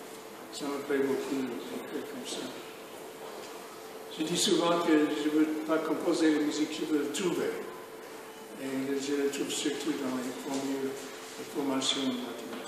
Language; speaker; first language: French; non-native, fluent; English